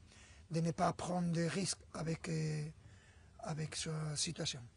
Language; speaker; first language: French; non-native, fluent; Spanish